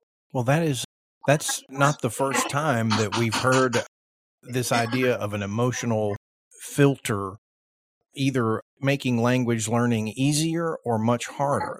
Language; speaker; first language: English; native; English